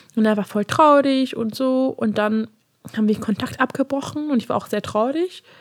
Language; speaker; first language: German; non-native, fluent; Hungarian